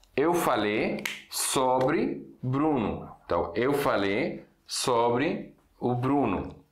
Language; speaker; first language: Portuguese; non-native, fluent; Arabic